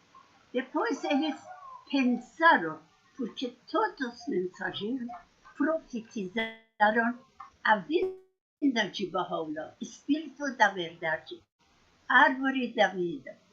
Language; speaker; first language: Portuguese; non-native, fluent; Persian